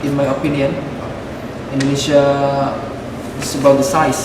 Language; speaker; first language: English; non-native, fluent; Indonesian